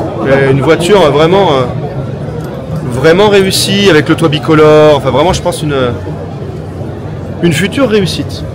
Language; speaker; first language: French; native; French